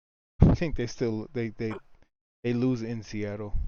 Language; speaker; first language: English; native; English